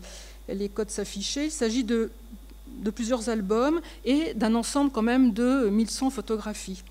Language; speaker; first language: French; native; French